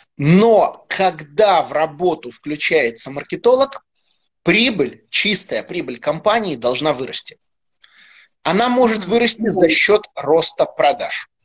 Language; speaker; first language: Russian; native; Russian